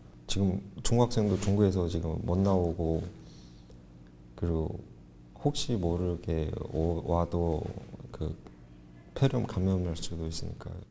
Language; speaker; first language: Korean; non-native, fluent; Chinese